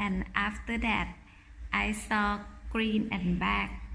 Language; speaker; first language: English; non-native, learner; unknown